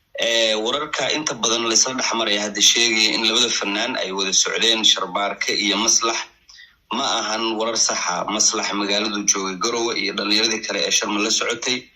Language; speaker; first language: Somali; native; Somali